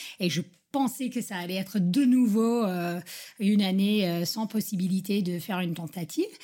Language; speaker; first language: French; non-native, fluent; English